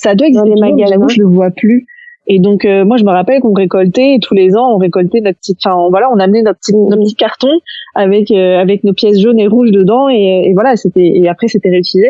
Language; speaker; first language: French; native; French